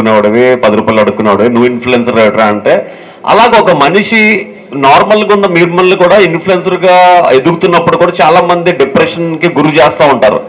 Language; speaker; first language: Telugu; native; Telugu